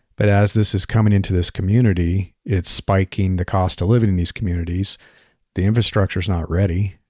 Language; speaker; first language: English; native; English